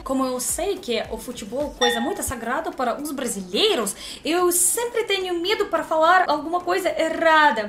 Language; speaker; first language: Portuguese; non-native, learner; Russian